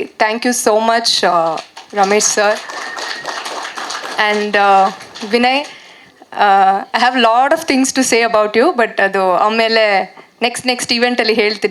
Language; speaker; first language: Kannada; non-native, fluent; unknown